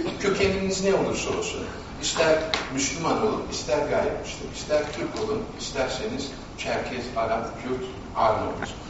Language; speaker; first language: Turkish; native; Turkish